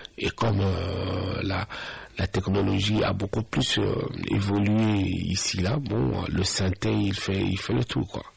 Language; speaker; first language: French; non-native, local second language; Lingala